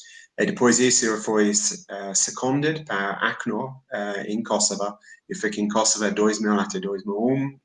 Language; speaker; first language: Portuguese; non-native, fluent; English